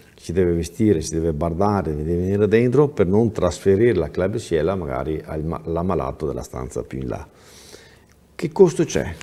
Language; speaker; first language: Italian; native; Italian